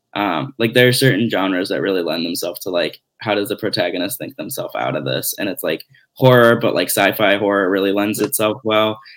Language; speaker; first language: English; native; English